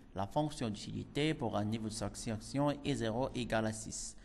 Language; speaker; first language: French; non-native, local second language; Arabic